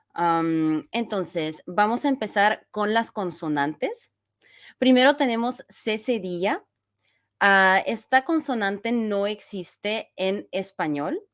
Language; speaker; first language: Spanish; non-native, fluent; Bulgarian